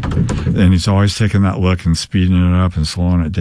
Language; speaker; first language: English; native; English